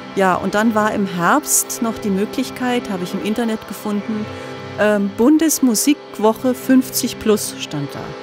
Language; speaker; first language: German; native; German